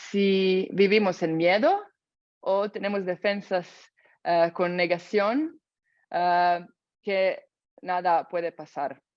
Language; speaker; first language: Spanish; non-native, fluent; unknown